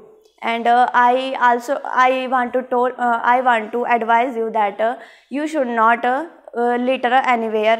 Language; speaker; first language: English; non-native, learner; Hindi